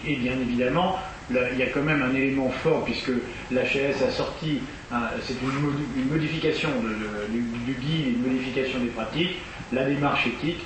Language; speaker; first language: French; native; French